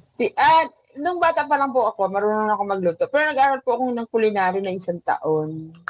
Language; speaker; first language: Filipino; native; Filipino